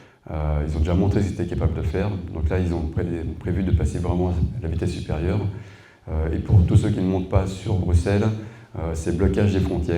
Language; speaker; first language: French; native; French